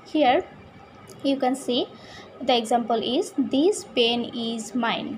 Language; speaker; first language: English; non-native, local second language; Bangla